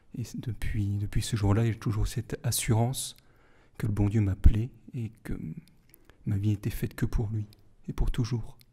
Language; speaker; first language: French; native; French